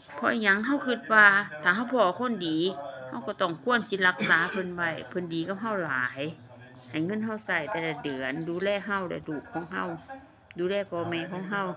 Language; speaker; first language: Lao; native; Lao